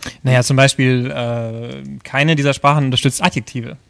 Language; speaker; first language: German; native; German